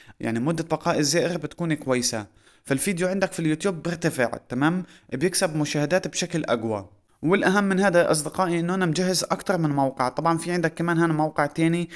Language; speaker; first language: Arabic; native; Arabic